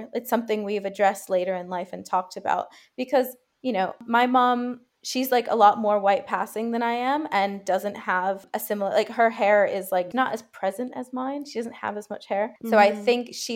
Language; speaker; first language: English; native; English